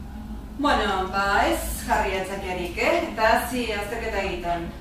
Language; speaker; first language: Basque; non-native, learner; Spanish